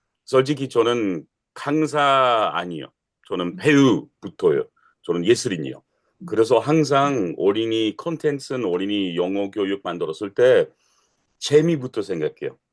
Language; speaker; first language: Korean; non-native, learner; English